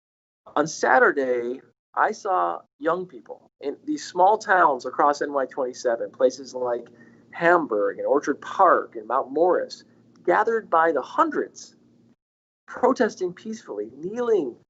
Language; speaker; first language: English; native; English